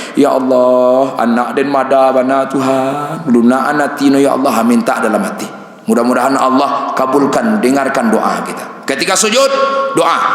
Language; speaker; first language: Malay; non-native, local second language; Minangkabau